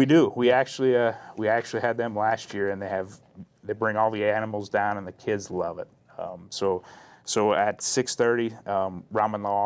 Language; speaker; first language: English; native; English